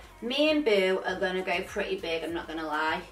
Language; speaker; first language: English; native; English